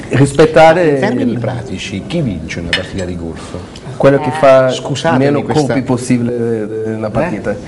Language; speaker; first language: Italian; non-native, learner; Portuguese